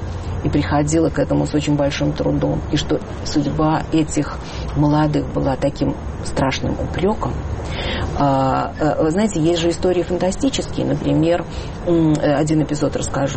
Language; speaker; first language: Russian; native; Russian